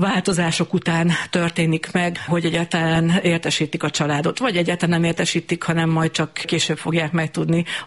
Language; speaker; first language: Hungarian; native; Hungarian